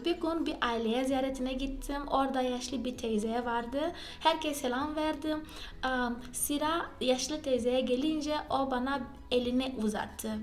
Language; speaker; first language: Turkish; non-native, fluent; Portuguese